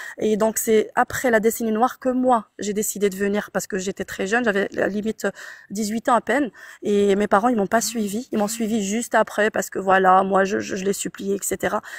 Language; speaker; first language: French; non-native, local second language; Arabic